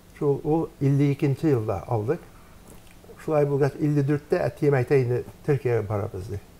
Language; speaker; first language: Tatar; early bilingual, heritage; Tatar